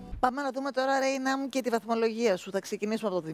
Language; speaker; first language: Greek; native; Greek